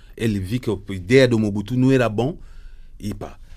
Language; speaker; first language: Portuguese; non-native, learner; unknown